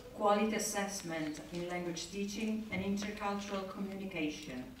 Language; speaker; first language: English; non-native, fluent; Italian